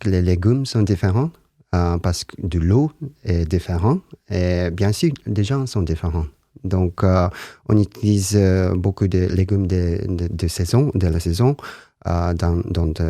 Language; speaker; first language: French; non-native, learner; Japanese